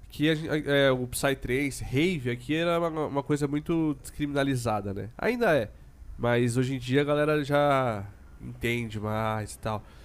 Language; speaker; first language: Portuguese; native; Portuguese